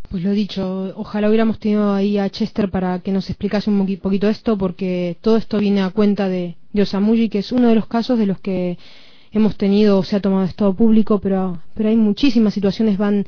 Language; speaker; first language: Spanish; native; Spanish